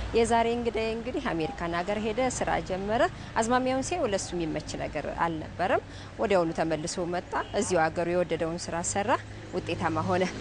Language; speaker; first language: Amharic; native; Amharic